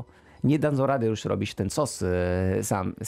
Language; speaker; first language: Polish; non-native, fluent; Italian